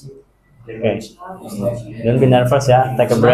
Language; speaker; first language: English; non-native, fluent; Indonesian